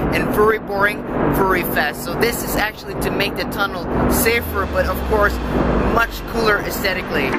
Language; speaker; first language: English; non-native, fluent; Norwegian